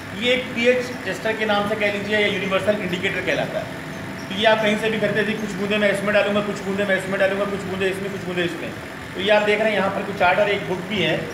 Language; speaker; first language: Hindi; native; Hindi